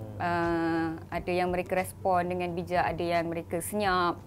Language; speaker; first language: Malay; non-native, local second language; Tamil